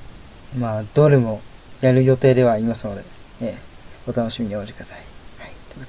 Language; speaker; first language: Japanese; native; Japanese